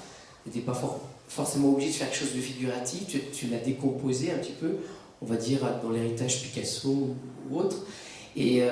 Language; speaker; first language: French; native; French